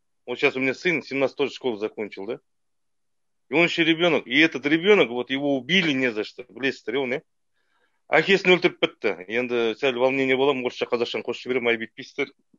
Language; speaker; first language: Russian; non-native, local second language; Kazakh